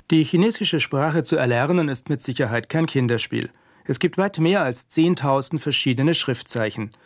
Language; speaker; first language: German; native; German